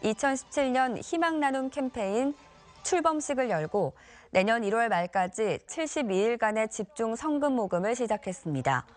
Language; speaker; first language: Korean; native; Korean